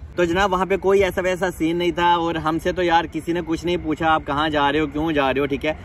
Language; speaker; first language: Urdu; non-native, local second language; Punjabi